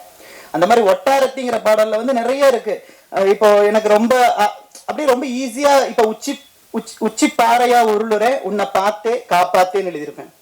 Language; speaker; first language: Tamil; native; Tamil